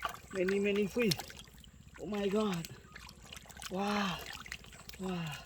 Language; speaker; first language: English; non-native, learner; Vietnamese